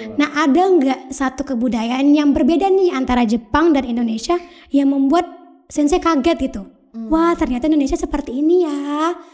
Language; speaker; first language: Indonesian; native; Indonesian